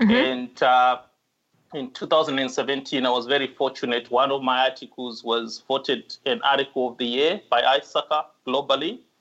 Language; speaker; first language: English; non-native, local second language; Shona